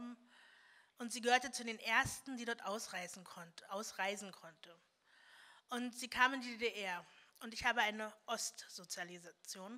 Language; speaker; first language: German; early bilingual, other home language; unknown